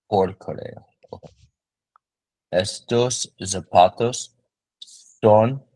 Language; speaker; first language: Spanish; non-native, learner; English